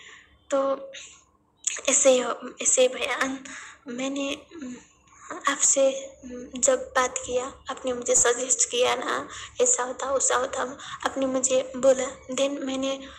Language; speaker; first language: Hindi; non-native, learner; Nepali